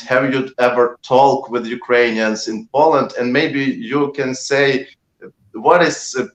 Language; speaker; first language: English; non-native, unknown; Ukrainian